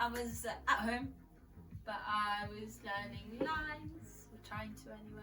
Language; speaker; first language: English; native; English